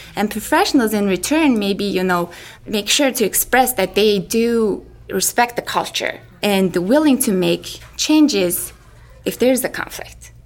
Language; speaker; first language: English; non-native, fluent; Mongolian